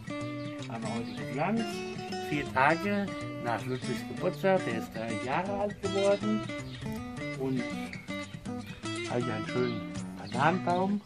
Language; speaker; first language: German; non-native, learner; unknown